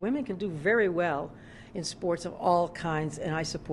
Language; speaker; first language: English; native; English